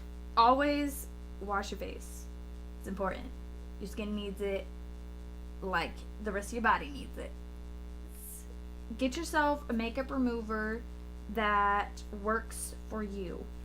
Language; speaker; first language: English; native; English